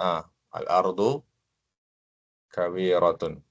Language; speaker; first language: Arabic; non-native, fluent; Indonesian